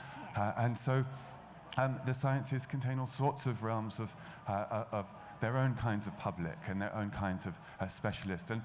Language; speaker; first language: English; native; English